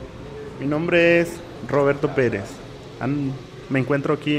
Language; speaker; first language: Spanish; native; Spanish